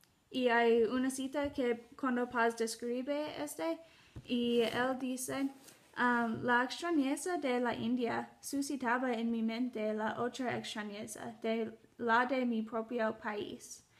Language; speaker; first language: Spanish; non-native, learner; English